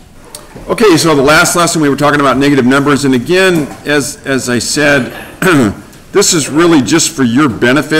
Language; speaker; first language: English; native; English